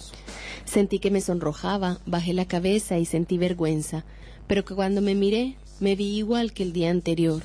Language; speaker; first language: Spanish; native; Spanish